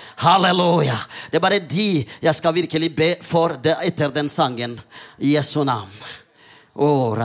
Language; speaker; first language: Norwegian; non-native, fluent; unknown